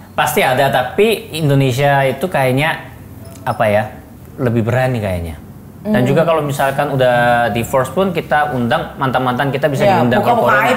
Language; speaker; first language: Indonesian; non-native, fluent; Korean